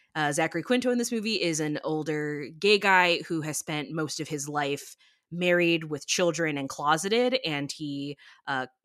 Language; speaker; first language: English; native; English